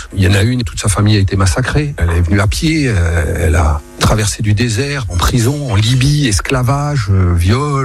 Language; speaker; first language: French; native; French